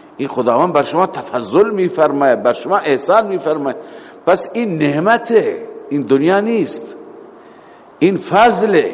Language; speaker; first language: Persian; native; Persian